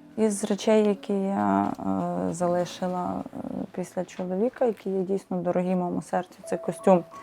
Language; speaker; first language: Ukrainian; native; Ukrainian